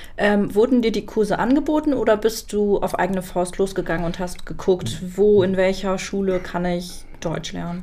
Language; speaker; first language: German; native; German